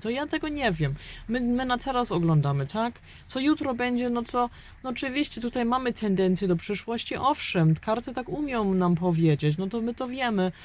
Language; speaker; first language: Polish; early bilingual, heritage; German